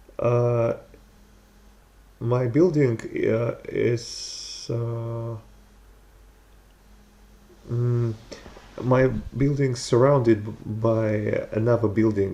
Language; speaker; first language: English; non-native, learner; Russian